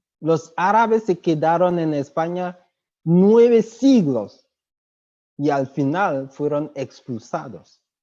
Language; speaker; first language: Spanish; non-native, fluent; French